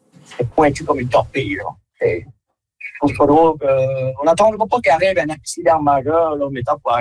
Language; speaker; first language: French; native; French